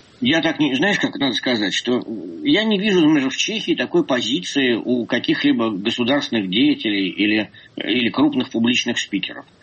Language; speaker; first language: Russian; native; Russian